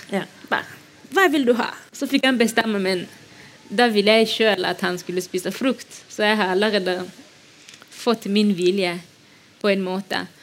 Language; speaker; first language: Norwegian; non-native, fluent; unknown